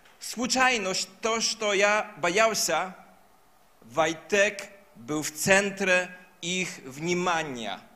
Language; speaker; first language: Russian; non-native, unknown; Polish